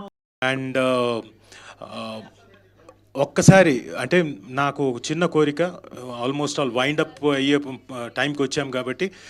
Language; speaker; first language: Telugu; native; Telugu